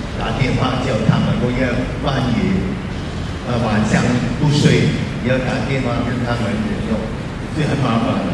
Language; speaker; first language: Chinese; non-native, local second language; Cantonese